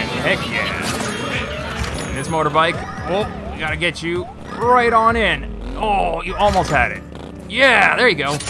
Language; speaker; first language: English; native; English